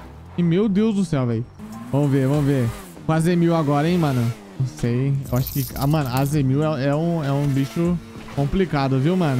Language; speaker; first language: Portuguese; native; Portuguese